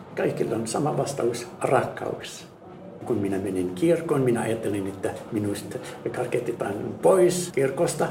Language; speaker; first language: Finnish; non-native, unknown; Arabic